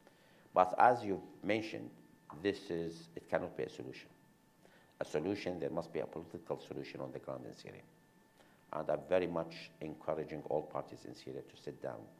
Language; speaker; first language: English; non-native, fluent; Arabic